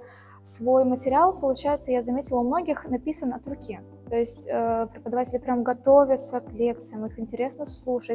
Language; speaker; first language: Russian; native; Russian